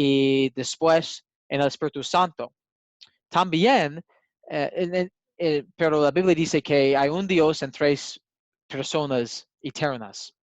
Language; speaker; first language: Spanish; non-native, learner; English